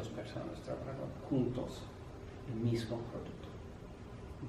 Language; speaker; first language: Spanish; non-native, fluent; English